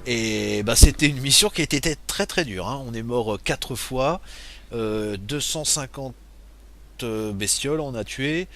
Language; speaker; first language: French; native; French